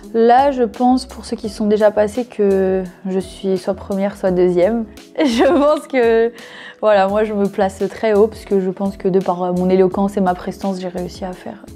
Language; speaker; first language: French; native; French